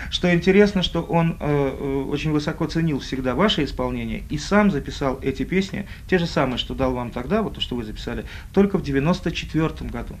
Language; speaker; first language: Russian; native; Russian